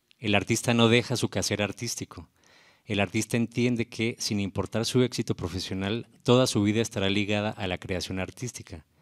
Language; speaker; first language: Spanish; native; Spanish